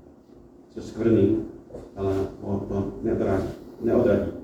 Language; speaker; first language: Czech; non-native, fluent; English